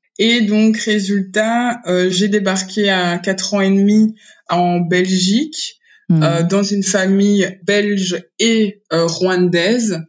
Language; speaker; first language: French; early bilingual, other home language; Kinyarwanda